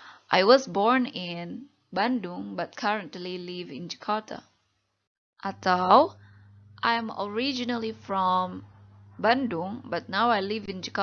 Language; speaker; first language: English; non-native, fluent; Indonesian